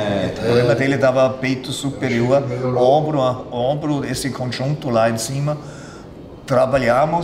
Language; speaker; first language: Portuguese; non-native, fluent; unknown